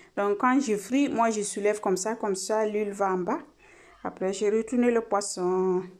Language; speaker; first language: French; non-native, local second language; Mossi